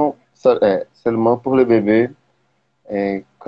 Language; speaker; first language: French; non-native, learner; Portuguese